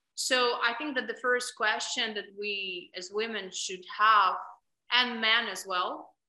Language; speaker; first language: English; non-native, fluent; Ukrainian